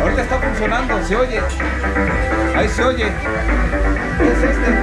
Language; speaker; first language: Spanish; native; Spanish